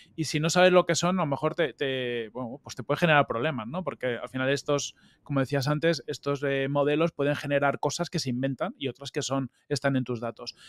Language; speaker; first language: Spanish; native; Spanish